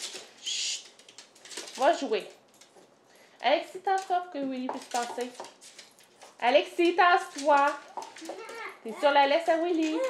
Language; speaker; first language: French; native; French